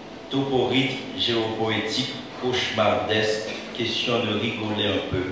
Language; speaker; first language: French; non-native, local second language; Haitian Creole